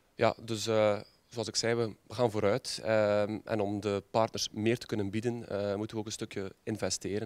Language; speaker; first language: Dutch; native; Dutch